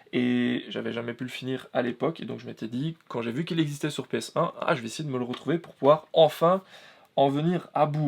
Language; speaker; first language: French; native; French